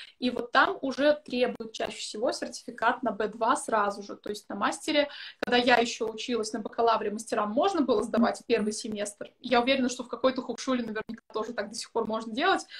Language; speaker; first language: Russian; native; Russian